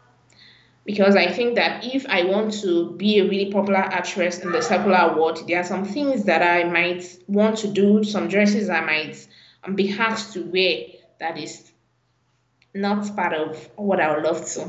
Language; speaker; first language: English; non-native, local second language; Yoruba